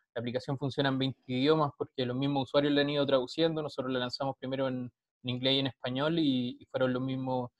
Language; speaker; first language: Spanish; native; Spanish